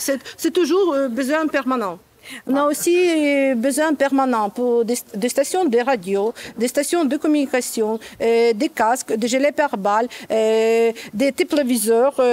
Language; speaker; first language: French; non-native, fluent; Ukrainian